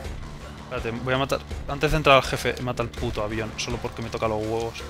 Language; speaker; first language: Spanish; native; Spanish